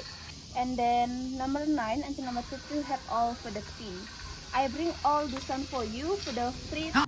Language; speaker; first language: English; non-native, learner; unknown